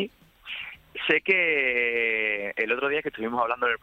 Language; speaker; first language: Spanish; native; Spanish